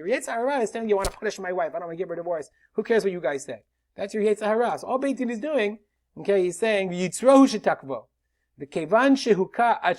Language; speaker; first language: English; native; English